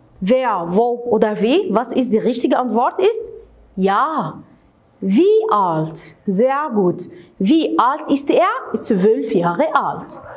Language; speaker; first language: German; non-native, fluent; Arabic